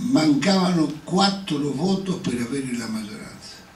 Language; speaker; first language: Italian; non-native, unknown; Spanish